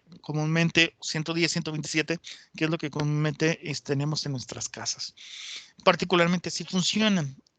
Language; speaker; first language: Spanish; native; Spanish